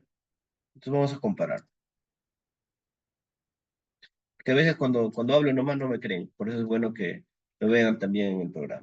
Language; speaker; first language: Spanish; native; Spanish